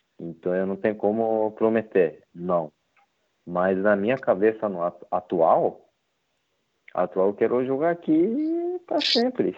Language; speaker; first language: Portuguese; non-native, learner; Japanese